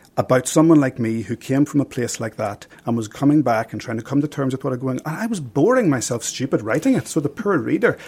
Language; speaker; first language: English; native; English